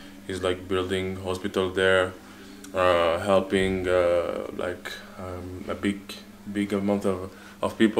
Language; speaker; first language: English; non-native, fluent; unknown